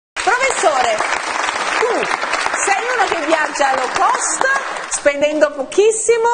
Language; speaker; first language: Italian; native; Italian